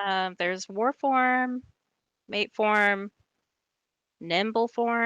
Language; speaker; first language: English; native; English